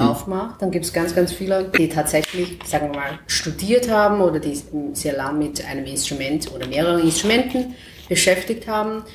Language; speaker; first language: German; non-native, fluent; Chinese